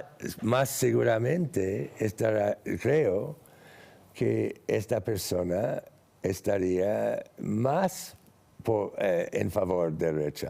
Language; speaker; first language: Spanish; non-native, fluent; English